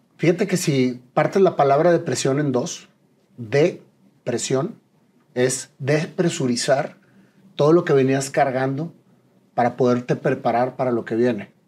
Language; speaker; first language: Spanish; native; Spanish